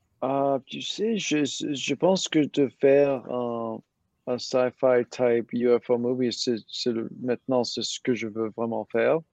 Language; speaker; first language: French; non-native, learner; English